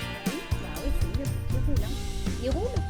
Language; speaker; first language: French; native; French